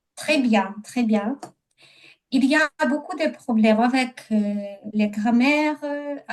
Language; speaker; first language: French; non-native, learner; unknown